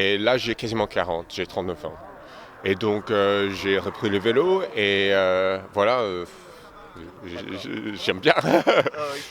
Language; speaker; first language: French; non-native, fluent; English